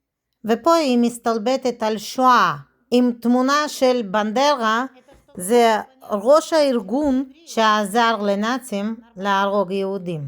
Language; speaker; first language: Hebrew; non-native, fluent; Russian